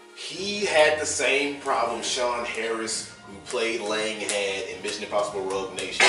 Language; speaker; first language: English; native; English